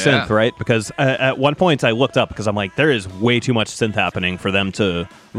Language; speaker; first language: English; native; English